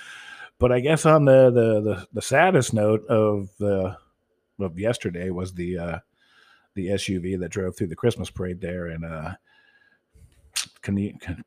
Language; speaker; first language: English; native; English